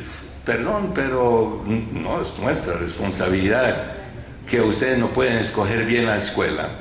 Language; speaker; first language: Spanish; non-native, fluent; English